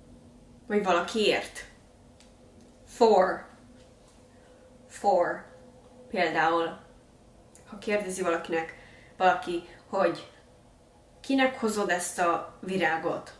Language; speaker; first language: Hungarian; early bilingual, heritage; Hungarian